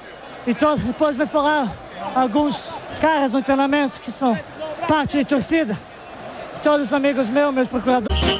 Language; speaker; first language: Portuguese; non-native, fluent; Serbian